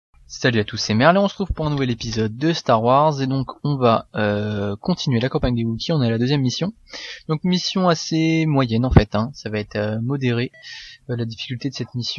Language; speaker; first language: French; native; French